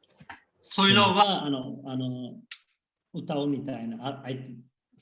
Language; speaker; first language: Japanese; non-native, fluent; Uzbek